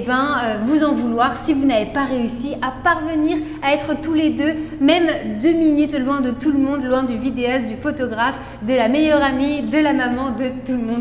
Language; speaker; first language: French; native; French